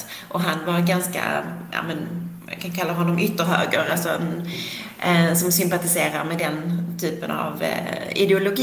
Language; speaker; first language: Swedish; native; Swedish